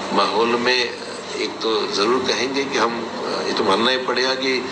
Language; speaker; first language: Hindi; non-native, local second language; Marathi